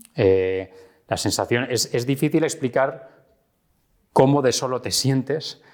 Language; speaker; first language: Spanish; native; Spanish